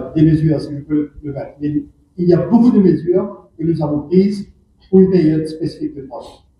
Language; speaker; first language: French; non-native, local second language; Morisyen